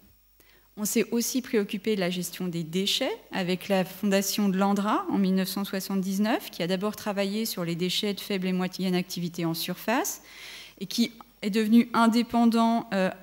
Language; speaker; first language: French; native; French